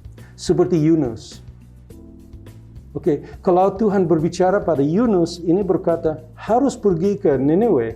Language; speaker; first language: Indonesian; non-native, local second language; English